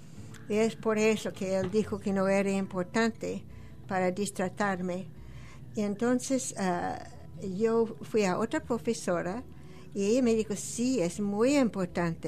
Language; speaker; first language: Spanish; non-native, fluent; English